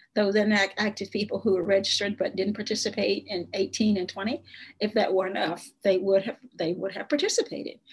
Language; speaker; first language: English; native; English